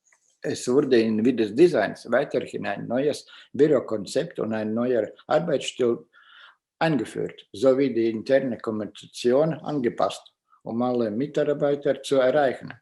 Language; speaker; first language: German; non-native, fluent; Latvian